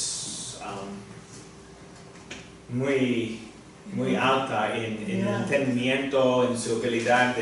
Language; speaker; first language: Spanish; non-native, fluent; English